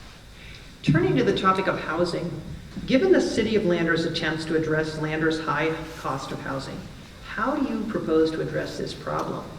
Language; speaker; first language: English; native; English